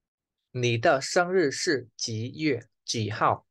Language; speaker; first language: Chinese; non-native, fluent; Khmer